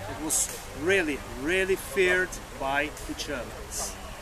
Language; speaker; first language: English; non-native, fluent; Portuguese